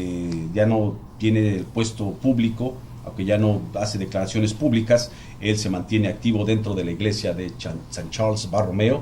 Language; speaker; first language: Spanish; native; Spanish